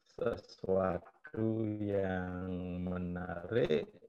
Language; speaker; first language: Indonesian; non-native, local second language; Balinese